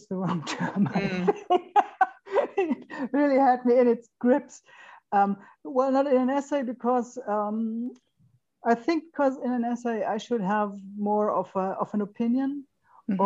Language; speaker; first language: English; non-native, fluent; German